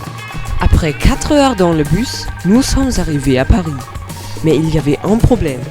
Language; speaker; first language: French; non-native, learner; German